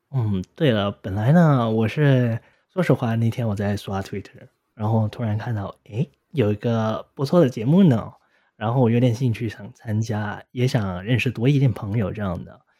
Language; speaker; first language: Chinese; non-native, local second language; Cantonese